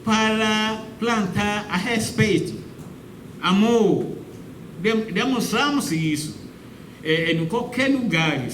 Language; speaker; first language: Portuguese; non-native, fluent; Yoruba